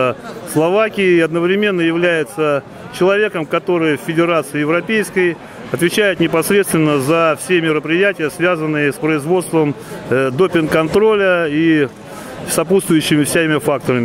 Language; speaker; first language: Russian; native; Russian